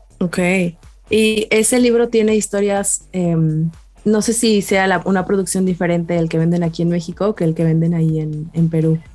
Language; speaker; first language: Spanish; native; Spanish